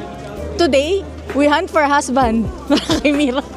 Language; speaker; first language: English; non-native, local second language; Filipino